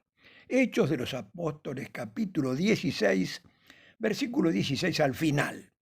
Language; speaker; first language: Spanish; native; Spanish